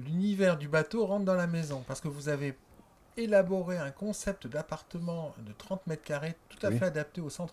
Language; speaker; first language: French; native; French